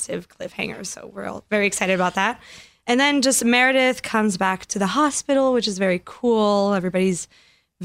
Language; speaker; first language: English; non-native, fluent; French